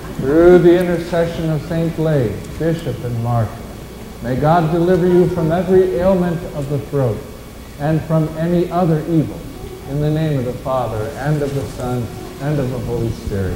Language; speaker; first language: English; native; English